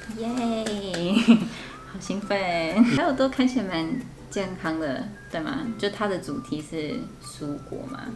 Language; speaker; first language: Chinese; non-native, fluent; English